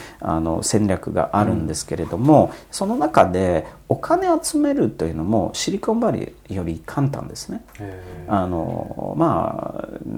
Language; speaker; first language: Japanese; non-native, fluent; Polish